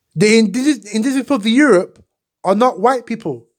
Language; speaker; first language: English; non-native, local second language; Akan